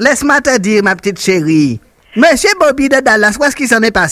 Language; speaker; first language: French; native; French